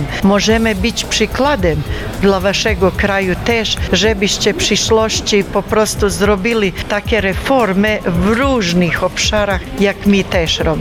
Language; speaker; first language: Polish; non-native, fluent; Bosnian